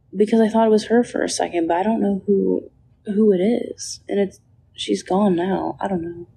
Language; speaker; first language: English; native; English